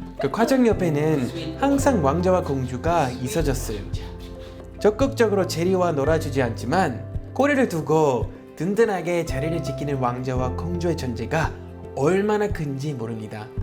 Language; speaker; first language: Korean; native; Korean